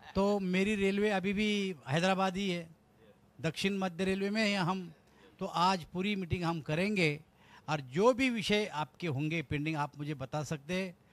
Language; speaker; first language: Hindi; non-native, local second language; Marathi